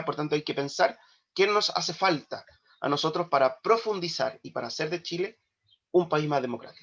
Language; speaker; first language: Spanish; native; Spanish